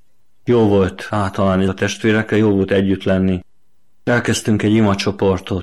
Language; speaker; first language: Hungarian; native; Hungarian